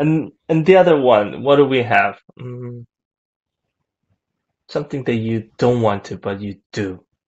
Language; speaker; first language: English; non-native, fluent; Korean